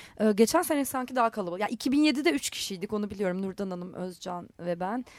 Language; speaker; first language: Turkish; non-native, local second language; Armenian